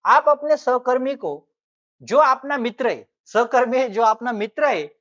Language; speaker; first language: Hindi; non-native, local second language; Marathi